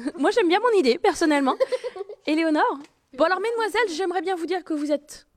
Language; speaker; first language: French; native; French